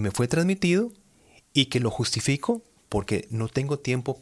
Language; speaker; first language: Spanish; native; Spanish